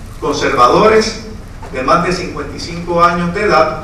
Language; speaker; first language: Spanish; native; Spanish